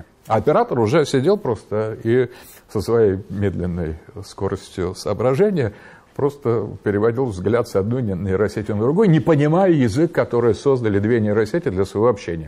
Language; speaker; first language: Russian; native; Russian